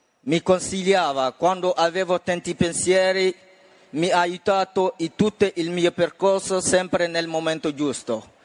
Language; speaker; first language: Italian; non-native, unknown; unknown